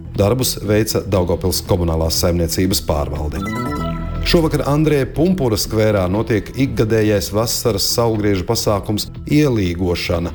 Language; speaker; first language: Latvian; non-native, local second language; Russian